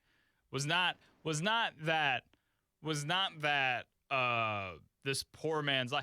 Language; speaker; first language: English; native; English